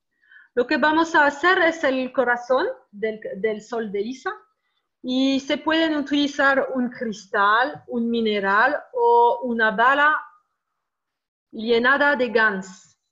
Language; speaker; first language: Spanish; non-native, learner; French